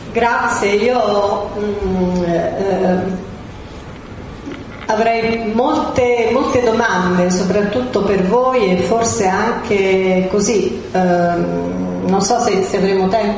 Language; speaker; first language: Italian; native; Italian